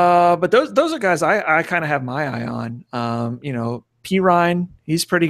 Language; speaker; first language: English; native; English